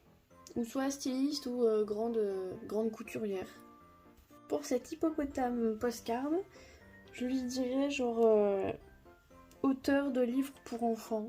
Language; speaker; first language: French; native; French